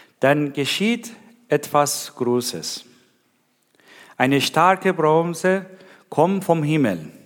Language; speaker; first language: German; non-native, learner; Persian